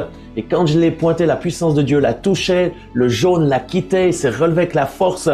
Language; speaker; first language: French; native; French